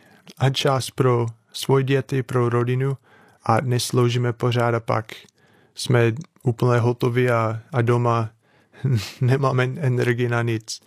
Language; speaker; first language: Czech; non-native, fluent; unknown